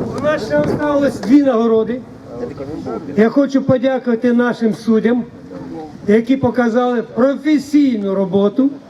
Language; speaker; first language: Ukrainian; native; Ukrainian